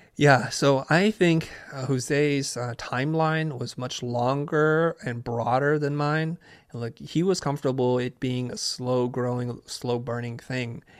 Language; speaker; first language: English; early bilingual, other home language; Vietnamese